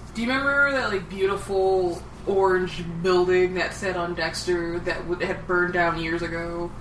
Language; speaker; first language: English; native; English